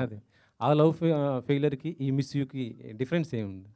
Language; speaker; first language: Telugu; native; Telugu